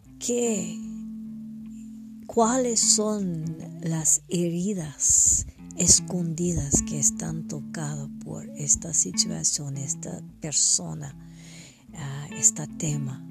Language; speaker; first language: Spanish; non-native, fluent; French